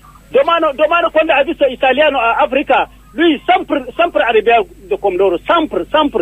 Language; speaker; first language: Italian; non-native, learner; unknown